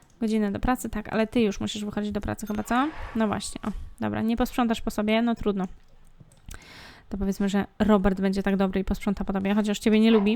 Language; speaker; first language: Polish; native; Polish